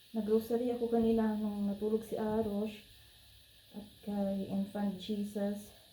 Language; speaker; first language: Filipino; non-native, local second language; Cebuano